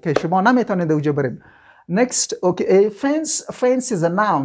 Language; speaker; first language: English; non-native, fluent; Persian